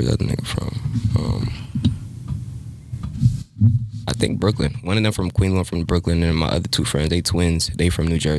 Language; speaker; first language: English; native; English